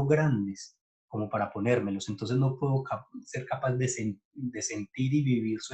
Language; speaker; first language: Spanish; native; Spanish